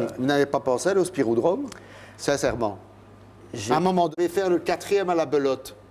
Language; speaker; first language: French; native; French